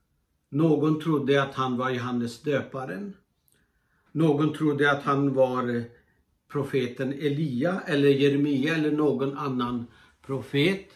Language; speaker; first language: Swedish; non-native, fluent; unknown